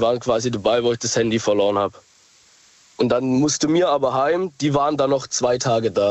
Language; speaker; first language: German; native; German